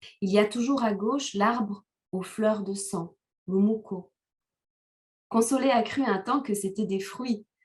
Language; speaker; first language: French; non-native, local second language; Kinyarwanda